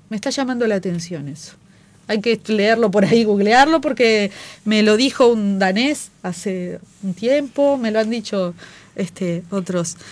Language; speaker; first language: Spanish; native; Spanish